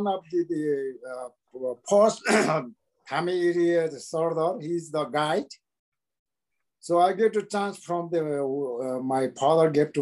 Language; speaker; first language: English; non-native, local second language; Sherpa